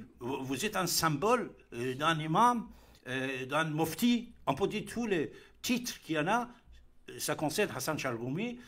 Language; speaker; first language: French; non-native, fluent; Persian